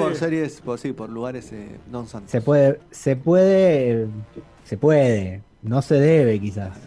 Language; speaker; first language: Spanish; native; Spanish